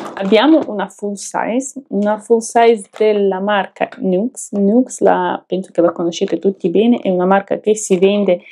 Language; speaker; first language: Italian; non-native, fluent; Ukrainian